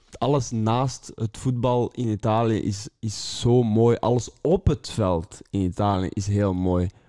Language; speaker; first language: Dutch; native; Dutch